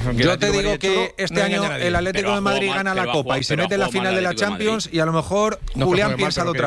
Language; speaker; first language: Spanish; native; Spanish